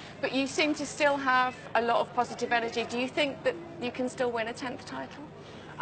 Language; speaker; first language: English; native; English